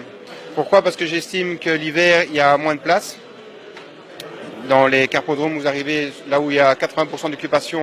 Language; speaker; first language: French; native; French